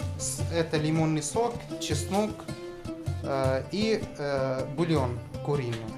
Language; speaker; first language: Russian; non-native, fluent; Arabic